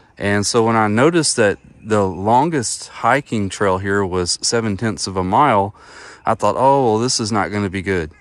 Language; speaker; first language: English; native; English